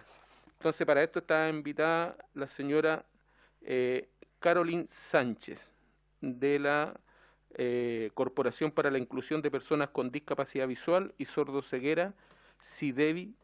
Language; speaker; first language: Spanish; native; Spanish